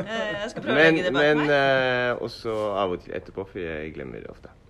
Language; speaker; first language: Norwegian; non-native, learner; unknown